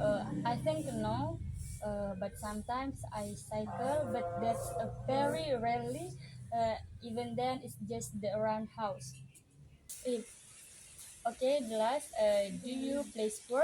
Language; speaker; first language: English; non-native, learner; Indonesian